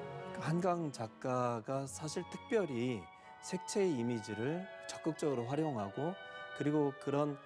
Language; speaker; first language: Korean; native; Korean